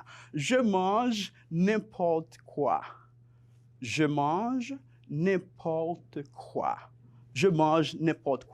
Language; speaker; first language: French; non-native, fluent; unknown